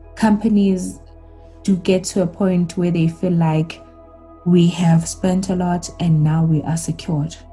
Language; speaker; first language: English; non-native, local second language; Zulu